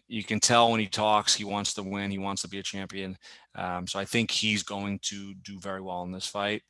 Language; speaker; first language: English; native; English